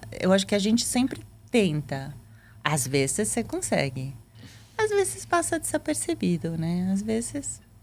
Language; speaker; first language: Portuguese; non-native, fluent; Spanish